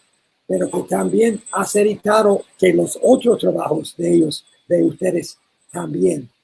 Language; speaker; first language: Spanish; non-native, learner; English